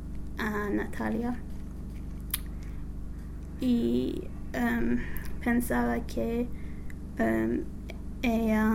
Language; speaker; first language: Spanish; non-native, learner; English